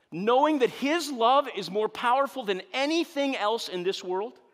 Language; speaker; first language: English; native; English